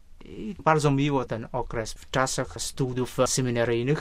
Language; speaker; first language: Polish; non-native, fluent; Vietnamese